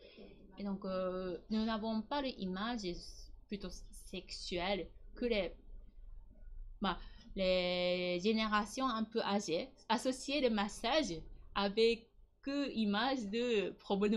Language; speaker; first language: French; non-native, learner; Japanese